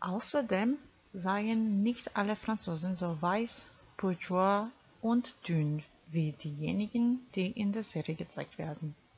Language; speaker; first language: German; non-native, fluent; Korean